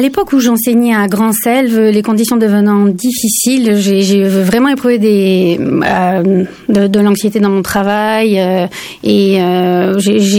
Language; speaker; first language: French; native; French